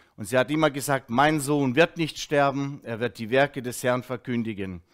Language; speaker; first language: German; early bilingual, heritage; Russian